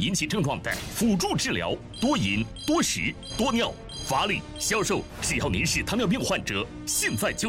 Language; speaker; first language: Chinese; native; Chinese